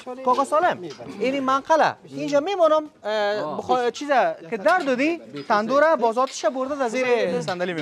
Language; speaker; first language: Persian; native; Persian